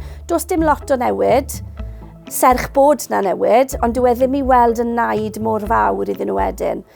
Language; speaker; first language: Welsh; native; Welsh